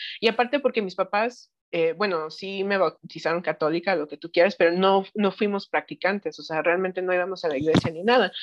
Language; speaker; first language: Spanish; early bilingual, heritage; Spanish